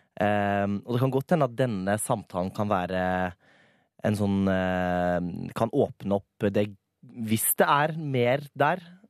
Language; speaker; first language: Norwegian; native; Norwegian